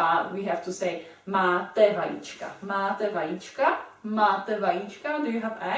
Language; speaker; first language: Czech; non-native, fluent; English